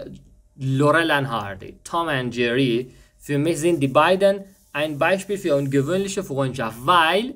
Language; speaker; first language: German; non-native, fluent; Persian